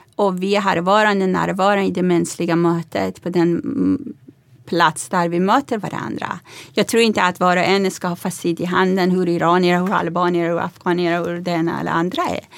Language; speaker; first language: Swedish; non-native, fluent; Persian